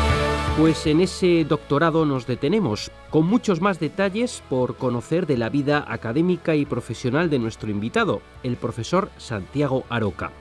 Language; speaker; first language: Spanish; native; Spanish